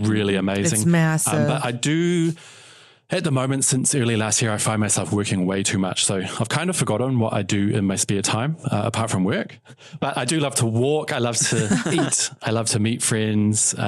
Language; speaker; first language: English; native; English